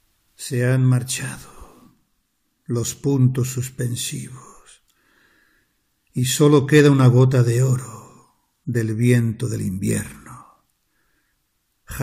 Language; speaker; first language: Spanish; native; Spanish